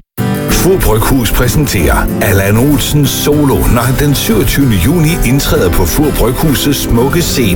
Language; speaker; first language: Danish; native; Danish